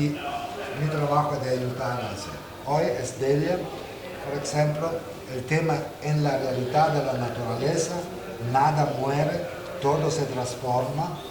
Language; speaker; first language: Spanish; non-native, fluent; Italian